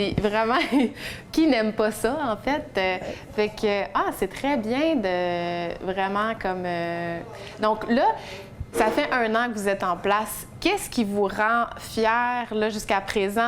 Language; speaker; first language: French; native; French